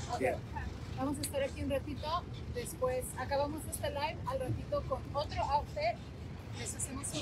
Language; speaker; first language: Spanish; early bilingual, heritage; Spanish